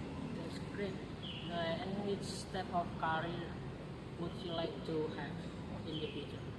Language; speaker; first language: English; non-native, learner; Indonesian